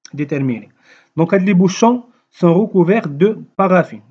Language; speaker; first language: French; non-native, local second language; Arabic